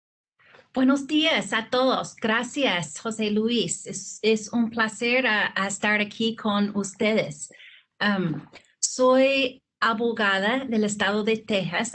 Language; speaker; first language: Spanish; non-native, fluent; English